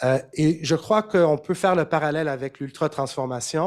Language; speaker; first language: French; native; French